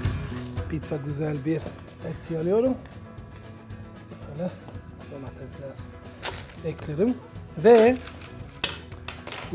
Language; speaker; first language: Turkish; non-native, learner; Italian